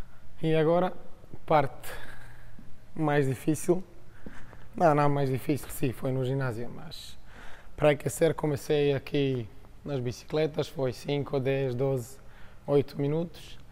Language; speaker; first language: Portuguese; non-native, fluent; Croatian